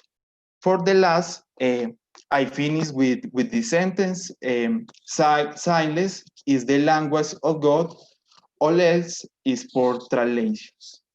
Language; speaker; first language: English; non-native, learner; Spanish